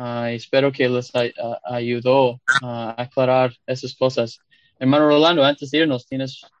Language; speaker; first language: Spanish; non-native, fluent; English